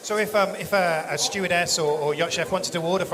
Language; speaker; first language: English; native; English